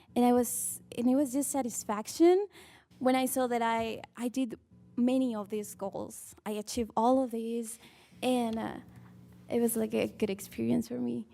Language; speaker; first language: English; early bilingual, other home language; Spanish